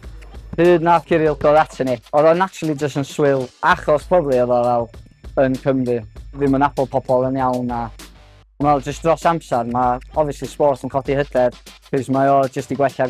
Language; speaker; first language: Welsh; native; Welsh